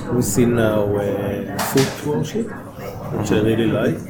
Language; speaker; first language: English; non-native, fluent; Hebrew